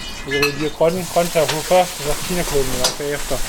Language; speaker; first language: Danish; native; Danish